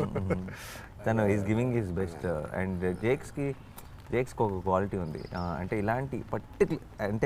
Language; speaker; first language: Telugu; native; Telugu